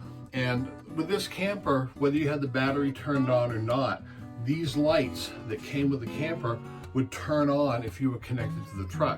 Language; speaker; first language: English; native; English